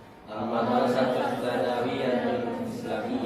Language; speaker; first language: Arabic; non-native, learner; Indonesian